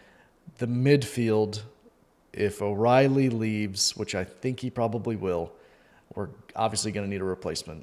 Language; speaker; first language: English; native; English